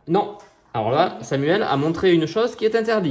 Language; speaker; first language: French; native; French